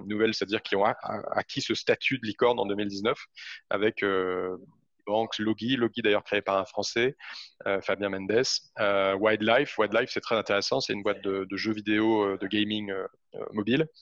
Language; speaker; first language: French; native; French